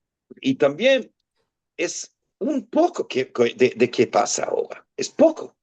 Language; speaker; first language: Spanish; non-native, fluent; Hebrew